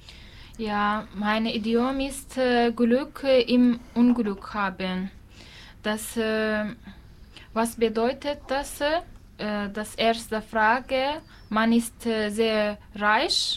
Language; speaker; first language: German; non-native, learner; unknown